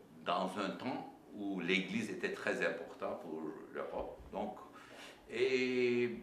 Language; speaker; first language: French; non-native, fluent; Turkish